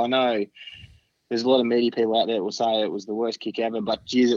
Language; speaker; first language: English; native; English